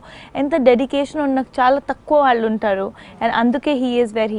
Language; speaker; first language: Telugu; non-native, fluent; Hindi